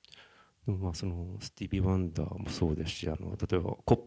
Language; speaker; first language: Japanese; native; Japanese